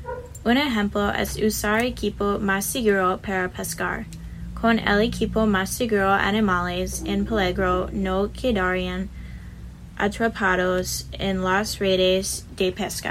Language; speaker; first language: Spanish; non-native, learner; English